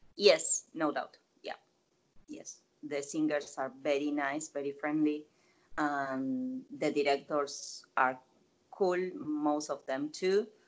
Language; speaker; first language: English; non-native, fluent; Spanish